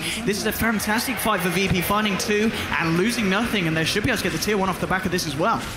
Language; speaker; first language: English; native; English